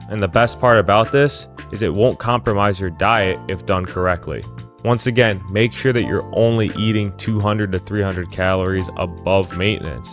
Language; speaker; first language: English; native; English